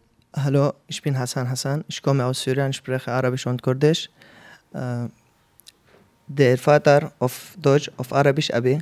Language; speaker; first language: German; non-native, learner; Arabic